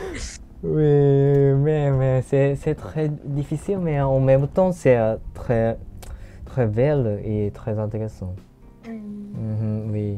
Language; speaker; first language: French; non-native, learner; Japanese